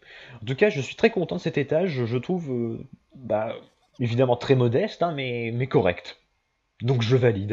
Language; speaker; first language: French; native; French